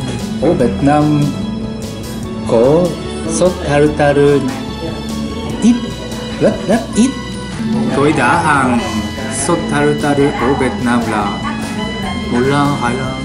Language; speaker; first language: Vietnamese; non-native, learner; Japanese